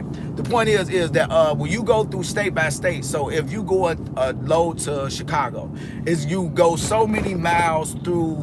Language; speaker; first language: English; native; English